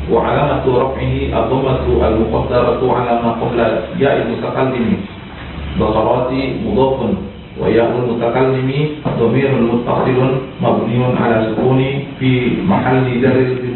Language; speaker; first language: Arabic; non-native, learner; Indonesian